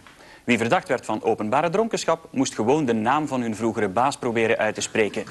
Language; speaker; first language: Dutch; native; Dutch